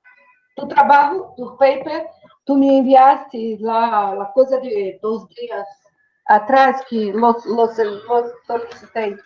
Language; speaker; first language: Spanish; non-native, learner; Portuguese